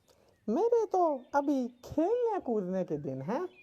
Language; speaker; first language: Urdu; native; Urdu